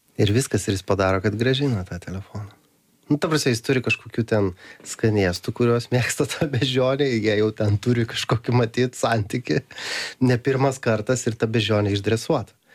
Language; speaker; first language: Lithuanian; native; Lithuanian